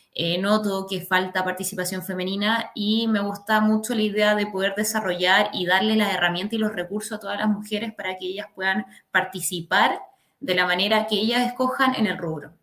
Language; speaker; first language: Spanish; native; Spanish